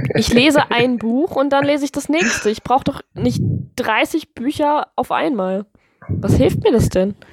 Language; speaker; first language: German; native; German